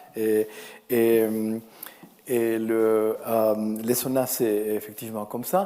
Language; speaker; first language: French; non-native, fluent; Spanish